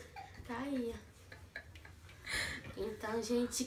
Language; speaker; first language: Portuguese; native; Portuguese